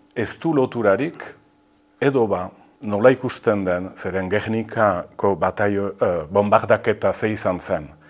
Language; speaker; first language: Basque; native; Basque